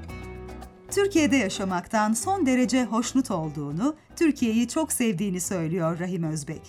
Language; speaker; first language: Turkish; native; Turkish